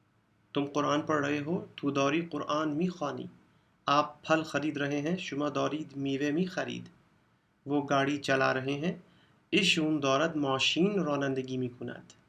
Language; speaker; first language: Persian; non-native, fluent; Urdu